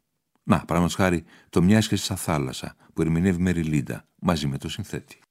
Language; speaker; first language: Greek; native; Greek